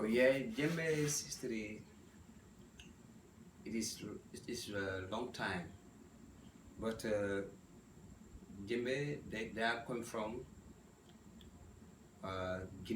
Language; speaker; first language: English; non-native, learner; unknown